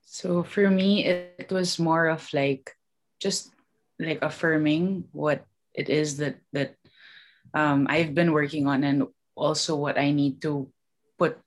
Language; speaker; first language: English; non-native, local second language; Filipino